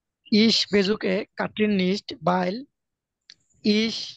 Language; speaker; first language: German; non-native, learner; Bangla